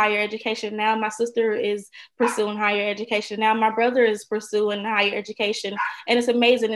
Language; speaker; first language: English; native; English